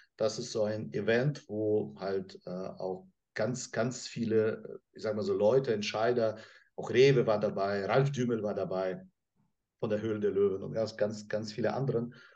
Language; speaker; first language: German; non-native, fluent; Russian